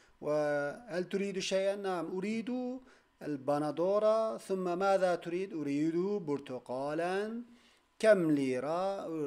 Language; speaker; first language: Arabic; non-native, fluent; Turkish